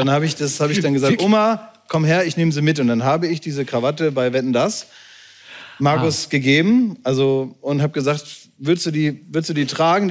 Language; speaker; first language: German; native; German